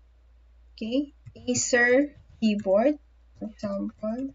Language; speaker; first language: English; non-native, local second language; Filipino